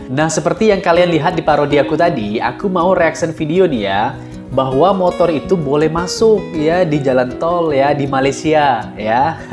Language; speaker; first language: Indonesian; native; Indonesian